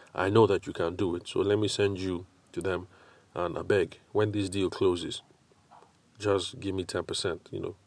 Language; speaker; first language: English; non-native, local second language; Yoruba